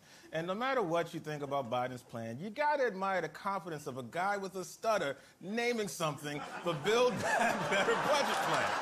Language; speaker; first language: English; native; English